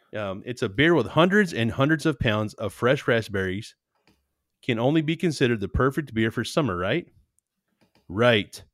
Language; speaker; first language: English; native; English